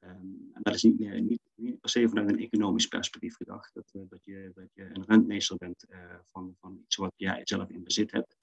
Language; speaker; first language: Dutch; native; Dutch